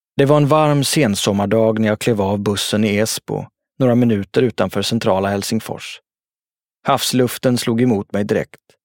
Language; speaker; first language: Swedish; native; Swedish